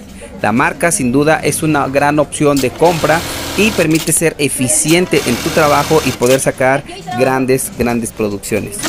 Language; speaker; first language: Spanish; native; Spanish